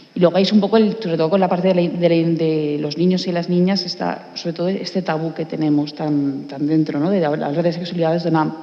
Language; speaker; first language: Spanish; non-native, local second language; Catalan